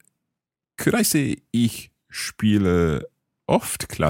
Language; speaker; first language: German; non-native, learner; English